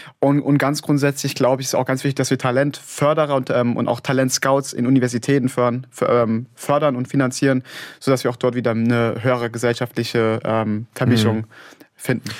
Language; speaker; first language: German; native; German